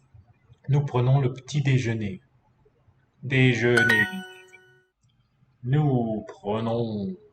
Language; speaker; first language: French; non-native, fluent; English